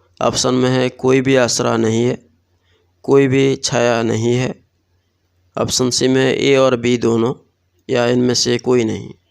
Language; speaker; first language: Hindi; non-native, local second language; Odia